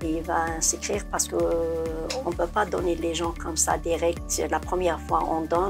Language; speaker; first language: French; non-native, learner; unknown